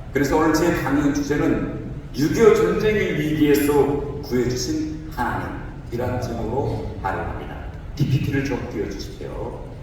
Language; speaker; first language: Korean; native; Korean